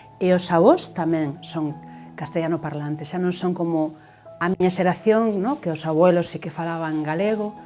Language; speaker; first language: Galician; non-native, local second language; Spanish